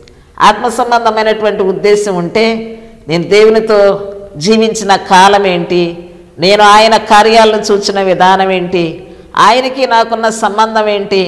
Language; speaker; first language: Telugu; native; Telugu